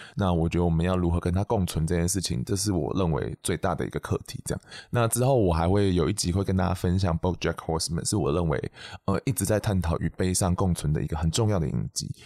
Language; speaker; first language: Chinese; native; Chinese